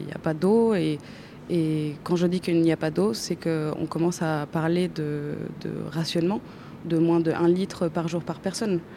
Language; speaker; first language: French; non-native, fluent; Spanish